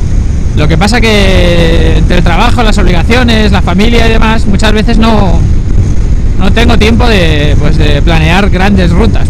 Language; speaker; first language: Spanish; native; Spanish